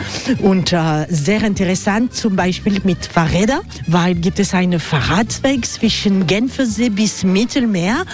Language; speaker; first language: German; non-native, learner; French